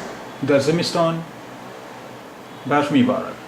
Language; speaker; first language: Persian; non-native, fluent; Urdu